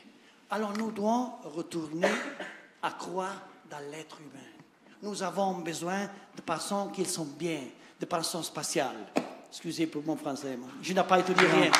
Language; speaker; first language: French; non-native, learner; Italian